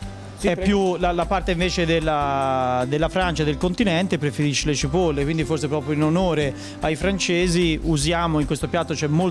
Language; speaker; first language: Italian; native; Italian